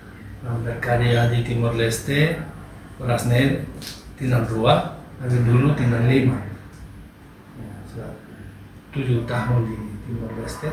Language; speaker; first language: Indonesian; non-native, learner; Spanish